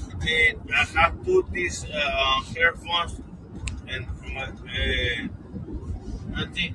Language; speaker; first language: English; non-native, learner; Spanish